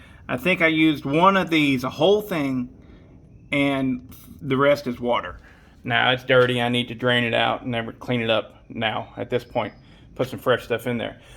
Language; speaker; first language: English; native; English